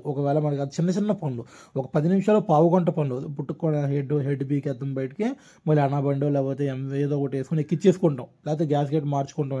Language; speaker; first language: Telugu; non-native, local second language; Urdu